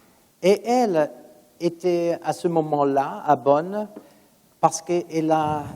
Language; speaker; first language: French; non-native, fluent; German